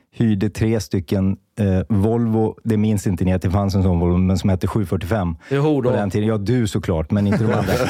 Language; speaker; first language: Swedish; native; Swedish